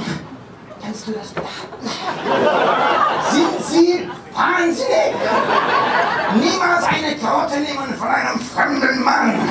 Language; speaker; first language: German; non-native, fluent; English